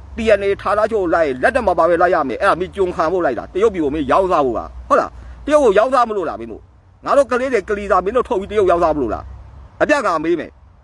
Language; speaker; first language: Burmese; native; Burmese